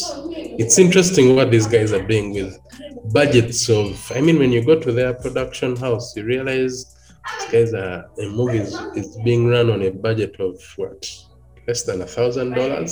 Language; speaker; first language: English; non-native, local second language; Ganda